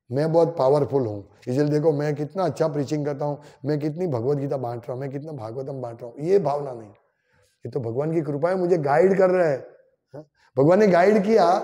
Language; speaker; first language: Hindi; non-native, local second language; Gujarati